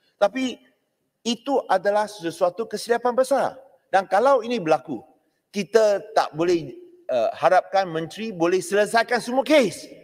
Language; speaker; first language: Malay; non-native, local second language; Chinese